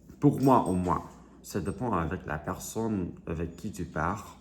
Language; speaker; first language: French; non-native, learner; English